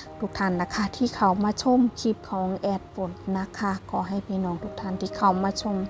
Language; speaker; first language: Thai; non-native, local second language; Northeastern Thai